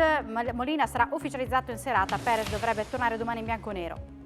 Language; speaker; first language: Italian; native; Italian